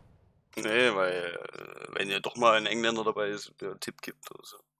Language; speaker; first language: German; native; German